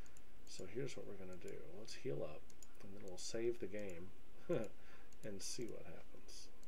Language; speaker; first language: English; native; English